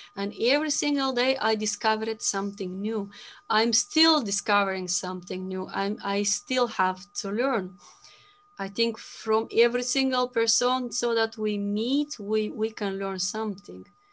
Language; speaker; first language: English; non-native, fluent; Romanian